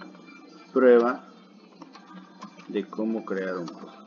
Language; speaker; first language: Spanish; native; Spanish